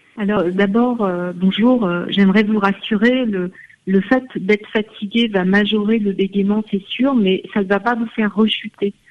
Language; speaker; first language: French; native; French